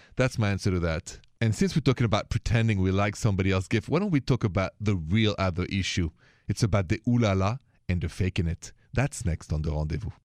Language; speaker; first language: English; non-native, fluent; French